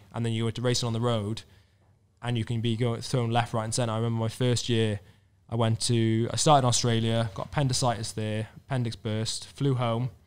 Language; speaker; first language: English; native; English